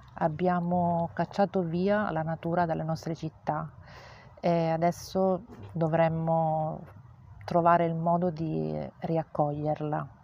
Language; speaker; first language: Italian; native; Italian